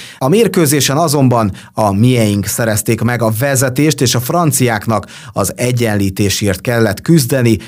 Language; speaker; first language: Hungarian; native; Hungarian